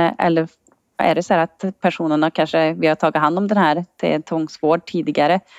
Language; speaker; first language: Swedish; native; Swedish